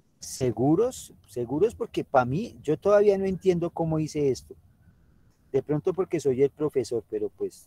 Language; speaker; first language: Spanish; native; Spanish